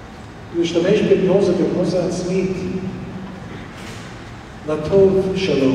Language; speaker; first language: Hebrew; non-native, fluent; English